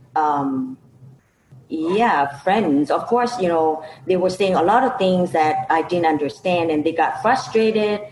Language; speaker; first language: English; non-native, fluent; Lao